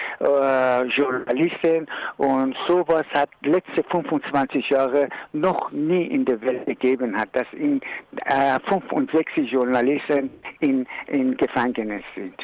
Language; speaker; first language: German; non-native, learner; Persian